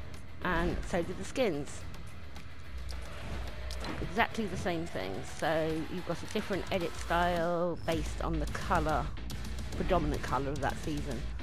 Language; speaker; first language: English; native; English